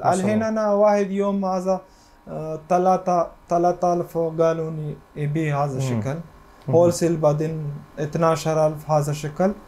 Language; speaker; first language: Arabic; non-native, learner; Urdu